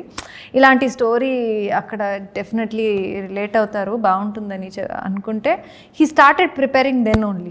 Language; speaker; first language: Telugu; non-native, learner; Kannada